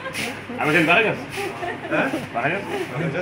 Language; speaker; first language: Turkish; non-native, learner; French